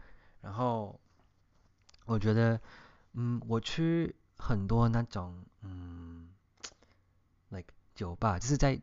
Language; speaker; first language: Chinese; early bilingual, heritage; English